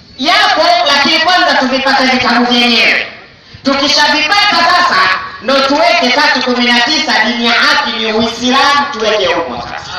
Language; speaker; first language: Swahili; native; Swahili